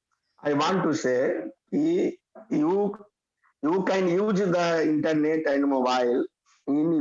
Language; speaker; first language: English; non-native, learner; Hindi